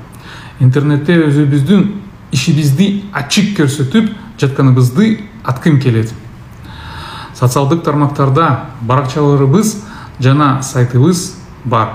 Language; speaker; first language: Kyrgyz; non-native, local second language; Russian